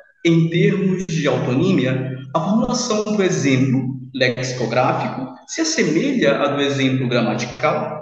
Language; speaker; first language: Portuguese; native; Portuguese